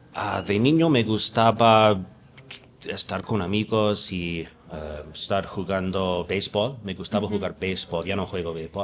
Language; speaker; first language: Spanish; non-native, fluent; English